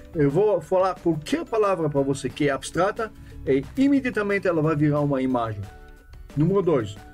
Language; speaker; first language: Portuguese; non-native, fluent; Hebrew